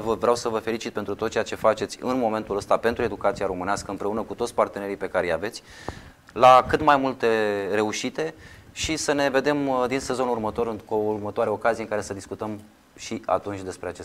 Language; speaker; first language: Romanian; native; Romanian